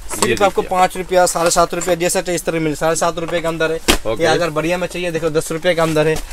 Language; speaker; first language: Hindi; non-native, local second language; Bangla